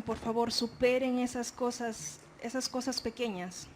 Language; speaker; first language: Spanish; native; Spanish